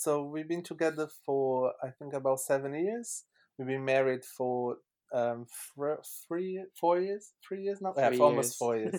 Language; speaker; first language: English; non-native, fluent; Portuguese